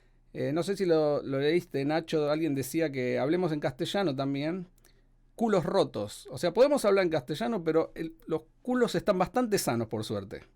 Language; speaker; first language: Spanish; native; Spanish